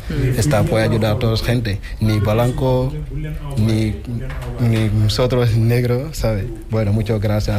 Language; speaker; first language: Spanish; non-native, learner; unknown